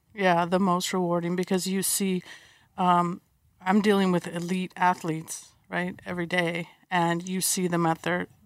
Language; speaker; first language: English; native; English